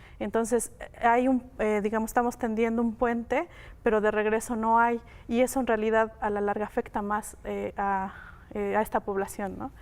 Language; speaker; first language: Spanish; non-native, local second language; Mixtepec Mixtec